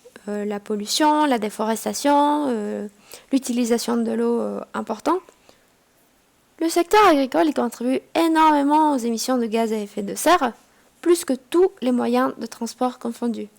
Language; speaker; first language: French; non-native, fluent; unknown